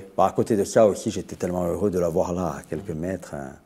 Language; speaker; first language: French; native; French